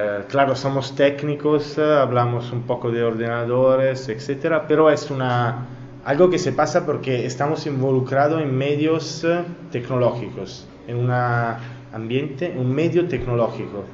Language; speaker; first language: Spanish; non-native, learner; Italian